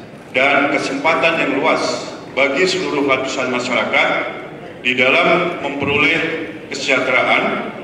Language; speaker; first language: Indonesian; native; Indonesian